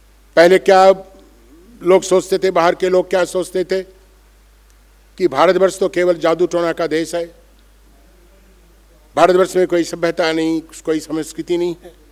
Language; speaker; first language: Hindi; non-native, local second language; Bangla